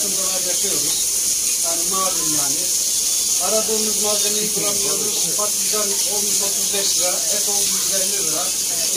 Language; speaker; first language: Turkish; native; Turkish